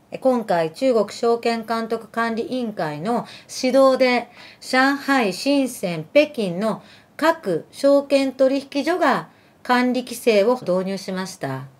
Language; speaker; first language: Japanese; early bilingual, other home language; Arabic